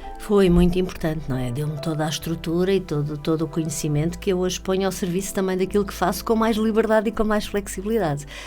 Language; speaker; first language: Portuguese; native; Portuguese